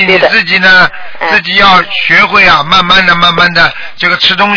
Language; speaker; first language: Chinese; native; Chinese